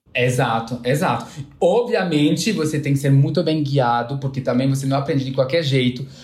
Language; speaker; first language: Portuguese; non-native, fluent; French